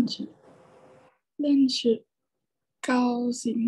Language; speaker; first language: Chinese; non-native, learner; Thai